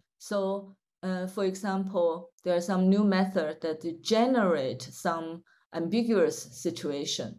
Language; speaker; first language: English; non-native, fluent; Chinese